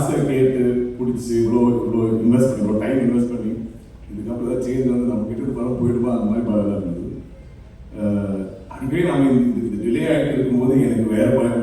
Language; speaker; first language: Tamil; non-native, fluent; Malayalam